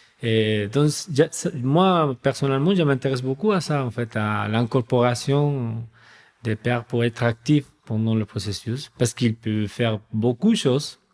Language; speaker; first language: French; non-native, fluent; Spanish